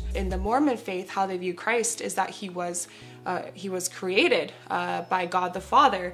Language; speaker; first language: English; native; English